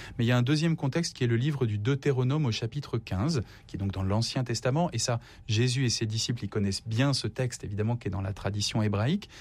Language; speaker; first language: French; native; French